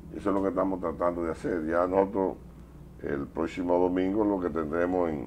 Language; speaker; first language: Spanish; native; Spanish